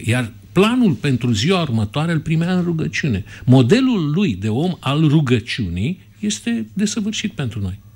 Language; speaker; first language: Romanian; native; Romanian